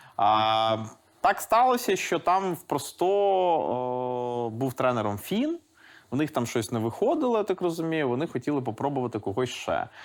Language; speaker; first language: Ukrainian; native; Ukrainian